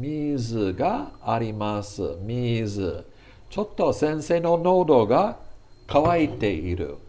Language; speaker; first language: Japanese; non-native, fluent; English